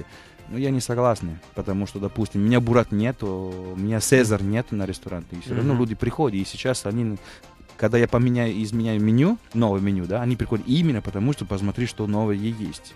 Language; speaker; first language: Russian; non-native, fluent; Italian